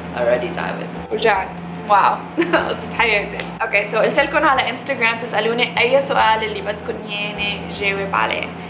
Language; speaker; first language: Arabic; early bilingual, heritage; English